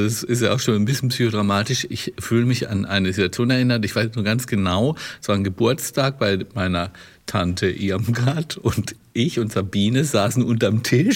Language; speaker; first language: German; native; German